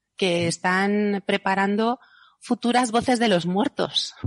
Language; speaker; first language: Spanish; native; Spanish